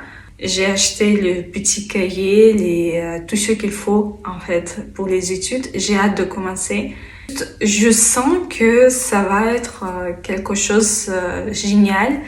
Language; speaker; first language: French; non-native, fluent; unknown